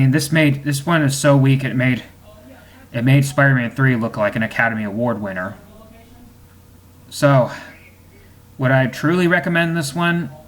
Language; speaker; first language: English; native; English